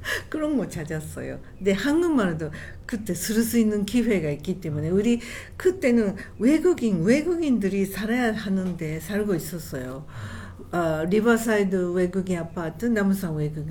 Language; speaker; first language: Korean; non-native, learner; Japanese